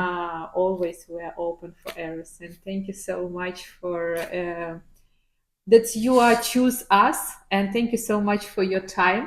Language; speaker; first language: English; non-native, learner; Ukrainian